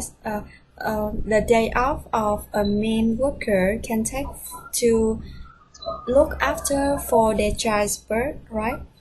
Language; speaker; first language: English; non-native, fluent; Vietnamese